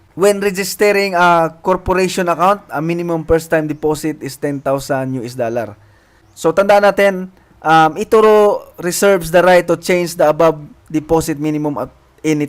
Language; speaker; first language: English; non-native, local second language; Filipino